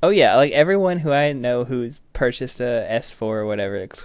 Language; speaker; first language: English; native; English